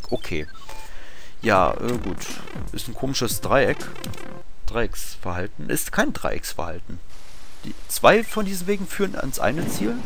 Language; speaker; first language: German; native; German